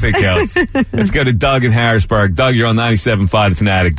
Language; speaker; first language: English; native; English